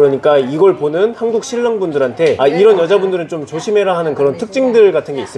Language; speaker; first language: Korean; native; Korean